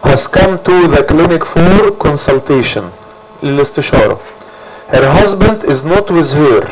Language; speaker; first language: English; non-native, fluent; Arabic